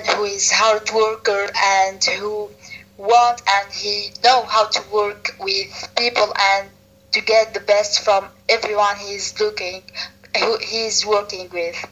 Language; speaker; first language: English; non-native, fluent; Arabic